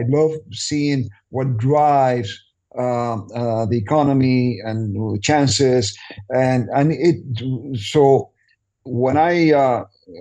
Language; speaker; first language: English; non-native, fluent; Spanish